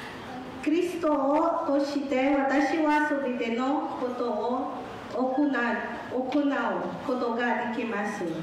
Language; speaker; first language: Japanese; non-native, learner; Filipino